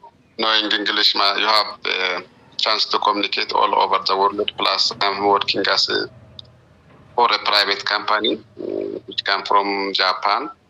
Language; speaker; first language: English; non-native, learner; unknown